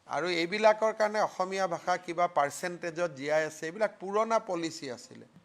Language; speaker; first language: Assamese; native; Assamese